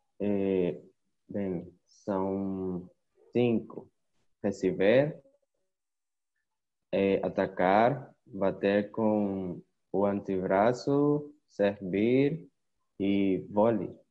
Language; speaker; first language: Portuguese; non-native, learner; Spanish